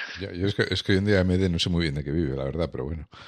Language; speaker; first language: Spanish; native; Spanish